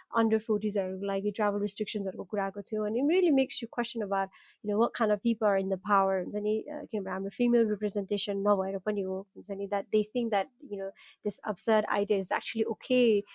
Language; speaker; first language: English; early bilingual, other home language; Nepali